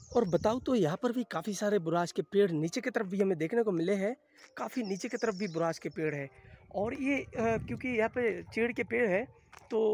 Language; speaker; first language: Hindi; non-native, local second language; Bangla